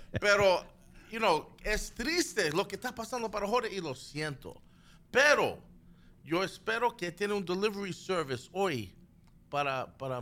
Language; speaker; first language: Spanish; early bilingual, other home language; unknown